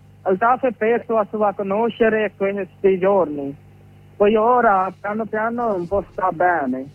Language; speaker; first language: Italian; non-native, learner; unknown